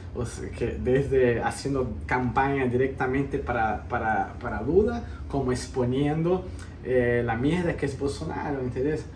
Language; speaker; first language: Spanish; early bilingual, heritage; Spanish